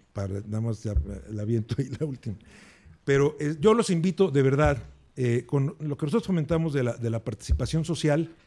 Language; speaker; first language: Spanish; native; Spanish